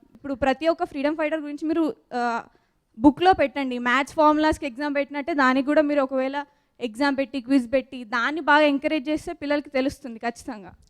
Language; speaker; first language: Telugu; native; Telugu